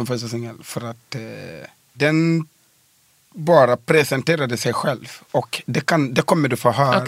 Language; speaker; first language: Swedish; early bilingual, other home language; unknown